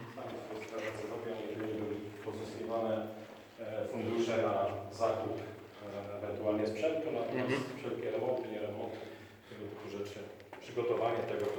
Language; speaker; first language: Polish; native; Polish